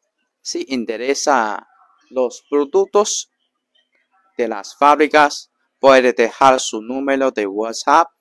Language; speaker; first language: Spanish; non-native, learner; Chinese